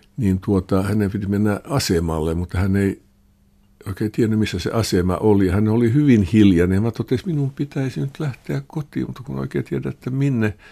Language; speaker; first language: Finnish; non-native, local second language; Swedish